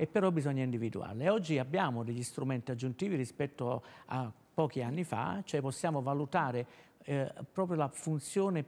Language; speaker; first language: Italian; native; Italian